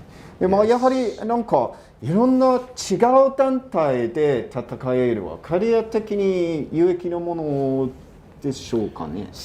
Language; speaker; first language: Japanese; non-native, fluent; English